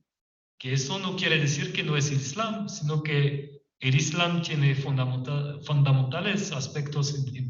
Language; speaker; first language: Spanish; non-native, fluent; French